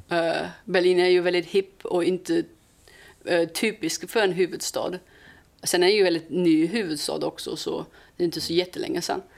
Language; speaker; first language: Swedish; non-native, fluent; German